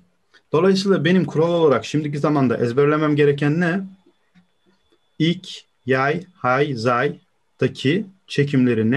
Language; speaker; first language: Turkish; native; Turkish